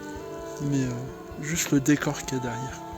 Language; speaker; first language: French; native; French